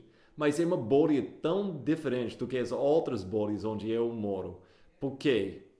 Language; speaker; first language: Portuguese; non-native, fluent; English